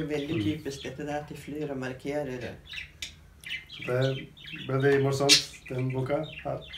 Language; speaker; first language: Norwegian; non-native, fluent; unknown